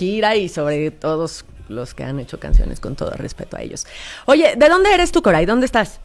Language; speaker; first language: Spanish; native; Spanish